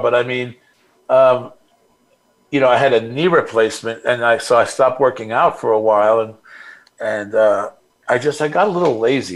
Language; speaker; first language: English; native; English